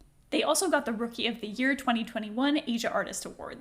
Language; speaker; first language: English; native; English